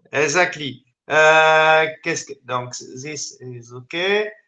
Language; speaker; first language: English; non-native, learner; French